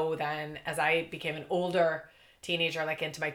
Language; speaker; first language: English; native; English